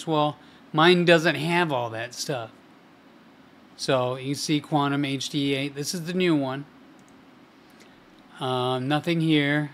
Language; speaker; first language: English; native; English